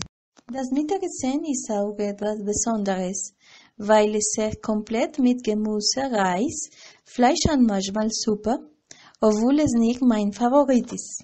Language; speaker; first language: German; non-native, learner; Spanish